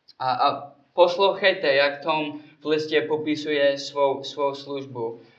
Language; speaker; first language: Czech; non-native, learner; English